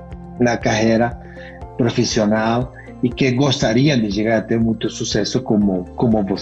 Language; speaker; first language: Portuguese; non-native, fluent; Spanish